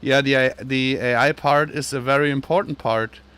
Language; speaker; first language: English; non-native, fluent; German